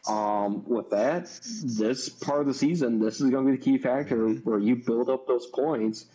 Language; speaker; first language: English; native; English